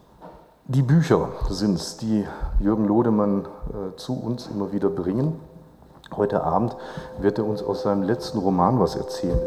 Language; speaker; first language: German; native; German